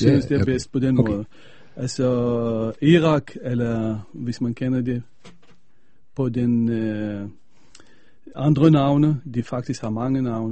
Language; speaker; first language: Danish; non-native, fluent; Arabic